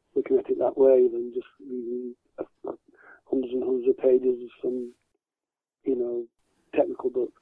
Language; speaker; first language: English; native; English